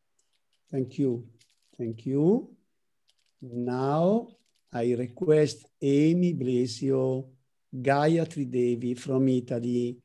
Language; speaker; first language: English; non-native, learner; Italian